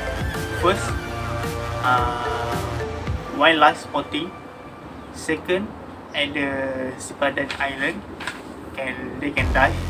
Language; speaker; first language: English; non-native, learner; Malay